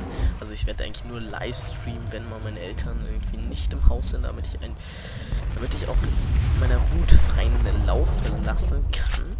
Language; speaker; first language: German; native; German